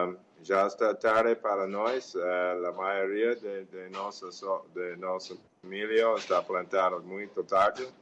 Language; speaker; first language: Portuguese; non-native, fluent; English